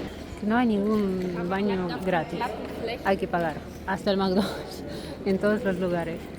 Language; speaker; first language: Spanish; non-native, fluent; Russian